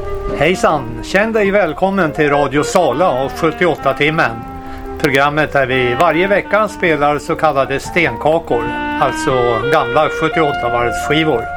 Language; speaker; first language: Swedish; native; Swedish